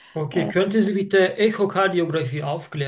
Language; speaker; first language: German; non-native, learner; Turkish